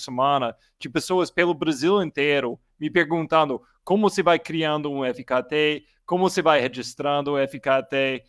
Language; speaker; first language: Portuguese; non-native, learner; English